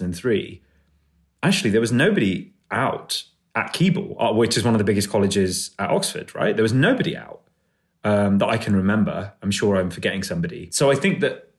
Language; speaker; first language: English; native; English